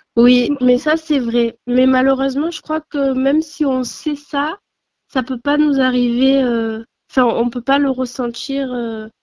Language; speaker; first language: French; native; French